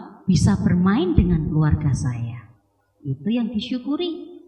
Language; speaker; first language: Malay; non-native, local second language; Javanese